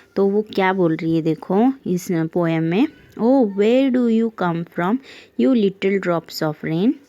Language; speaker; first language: Urdu; native; Urdu